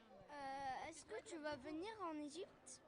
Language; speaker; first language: French; non-native, fluent; Arabic